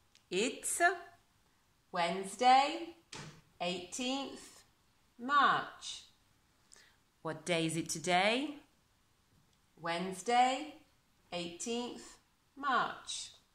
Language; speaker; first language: English; non-native, fluent; Italian